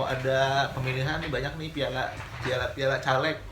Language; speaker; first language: Indonesian; native; Indonesian